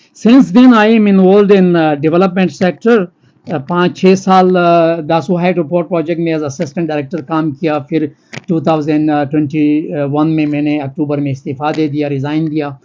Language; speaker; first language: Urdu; non-native, local second language; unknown